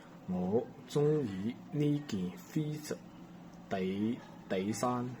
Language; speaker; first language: Cantonese; non-native, learner; Chinese